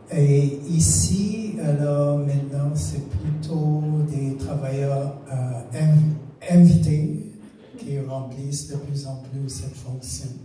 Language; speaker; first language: French; non-native, fluent; English